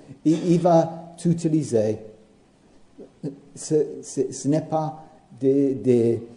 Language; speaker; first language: French; non-native, learner; English